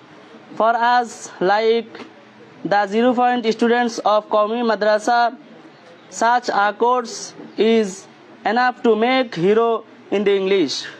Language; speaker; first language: English; non-native, learner; Bangla